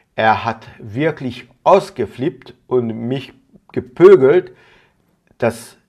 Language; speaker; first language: German; non-native, fluent; Hungarian